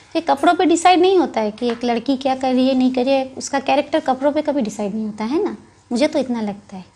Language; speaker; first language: Hindi; non-native, local second language; Bangla